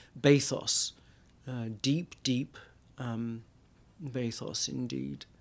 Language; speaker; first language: English; native; English